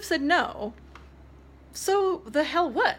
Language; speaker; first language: English; native; English